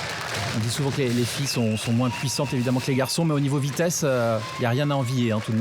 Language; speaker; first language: French; native; French